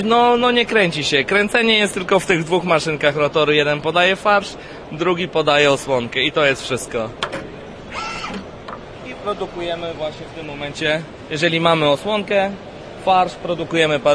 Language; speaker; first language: Polish; native; Polish